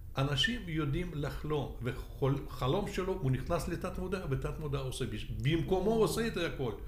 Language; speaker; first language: Hebrew; non-native, fluent; Russian